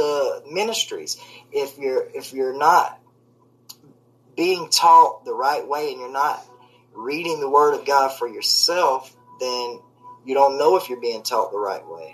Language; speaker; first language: English; native; English